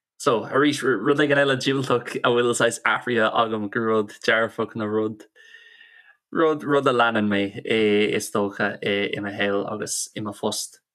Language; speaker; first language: Irish; non-native, local second language; English